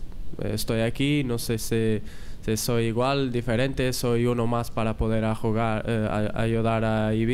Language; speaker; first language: Spanish; non-native, learner; Portuguese